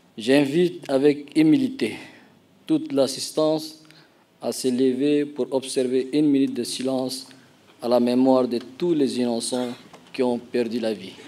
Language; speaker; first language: French; non-native, local second language; Arabic